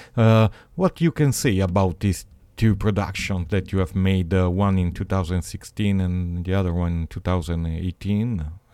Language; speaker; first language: English; non-native, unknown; Italian